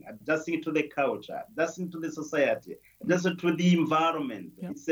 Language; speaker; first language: English; non-native, local second language; Kinyarwanda